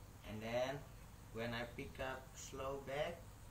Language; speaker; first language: English; non-native, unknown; Indonesian